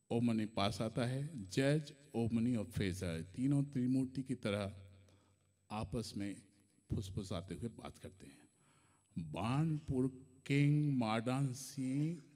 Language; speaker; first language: Hindi; native; Hindi